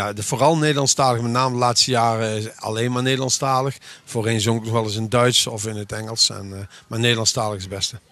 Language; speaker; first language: Dutch; native; Dutch